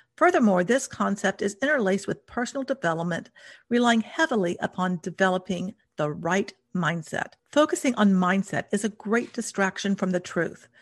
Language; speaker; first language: English; native; English